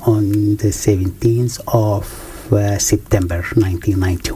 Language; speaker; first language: English; non-native, fluent; Arabic